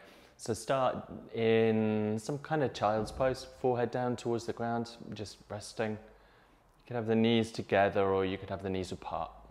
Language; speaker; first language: English; native; English